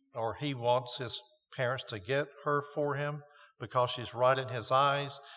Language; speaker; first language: English; native; English